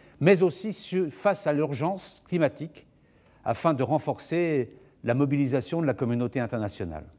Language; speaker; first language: French; native; French